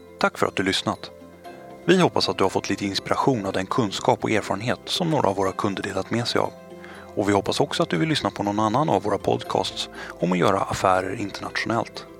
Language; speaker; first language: Swedish; native; Swedish